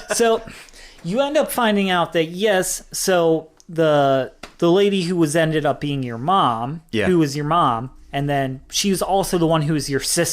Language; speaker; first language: English; native; English